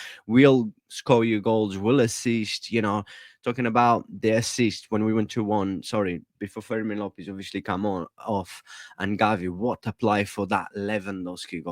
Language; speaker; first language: English; non-native, fluent; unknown